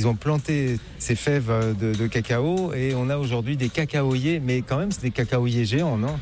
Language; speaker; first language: French; native; French